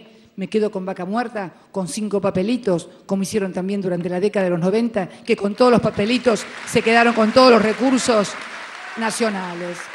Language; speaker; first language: Spanish; native; Spanish